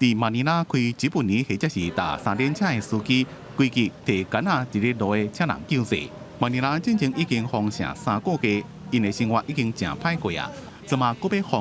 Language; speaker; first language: Chinese; native; Chinese